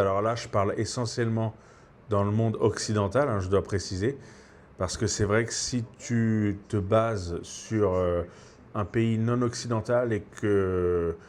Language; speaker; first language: French; native; French